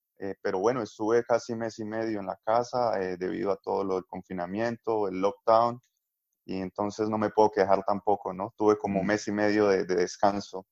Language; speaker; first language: Spanish; native; Spanish